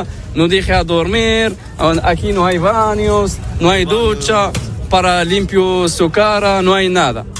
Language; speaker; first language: Spanish; non-native, learner; Arabic